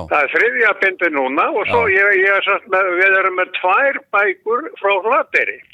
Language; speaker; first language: Icelandic; native; Icelandic